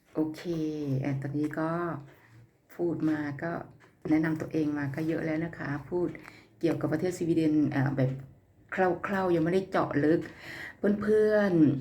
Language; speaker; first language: Thai; native; Thai